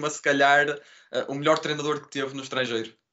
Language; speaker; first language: Portuguese; native; Portuguese